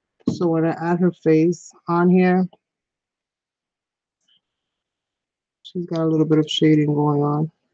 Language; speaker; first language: English; early bilingual, other home language; Spanish